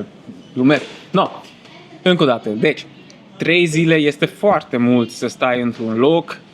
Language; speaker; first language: Romanian; non-native, fluent; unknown